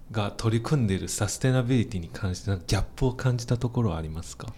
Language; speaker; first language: Japanese; non-native, fluent; Chinese